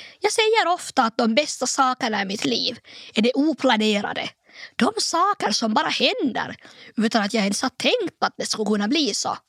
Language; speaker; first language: Swedish; native; Swedish